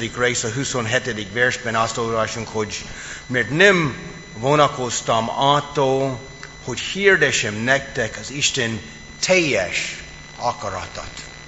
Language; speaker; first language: Hungarian; non-native, fluent; English